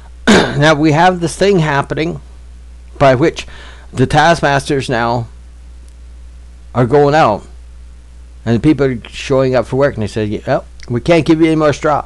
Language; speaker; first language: English; native; English